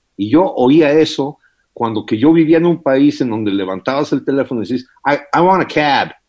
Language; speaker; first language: Spanish; early bilingual, heritage; English